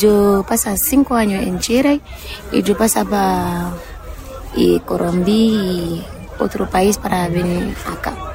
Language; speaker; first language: Spanish; non-native, learner; Haitian Creole